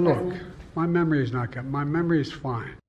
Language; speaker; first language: English; native; English